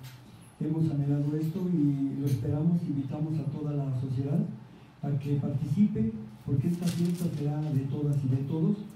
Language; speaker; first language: Spanish; native; Spanish